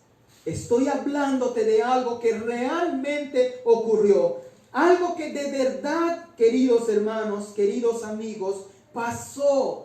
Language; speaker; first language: Spanish; native; Spanish